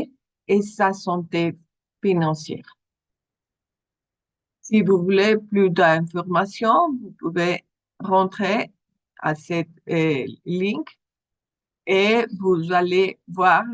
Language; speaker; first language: French; non-native, fluent; Spanish